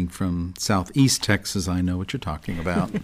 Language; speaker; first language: English; native; English